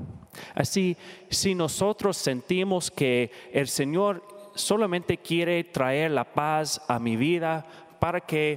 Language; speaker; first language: Spanish; non-native, learner; English